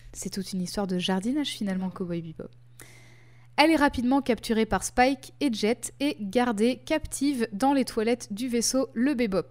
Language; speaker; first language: French; native; French